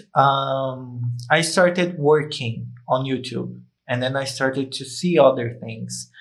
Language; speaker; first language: English; non-native, fluent; Portuguese